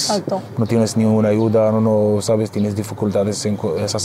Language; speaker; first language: Spanish; non-native, fluent; Arabic